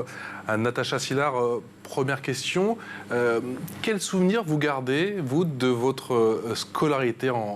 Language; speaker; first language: French; native; French